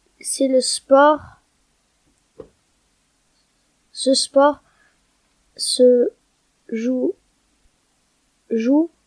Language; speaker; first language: French; non-native, learner; German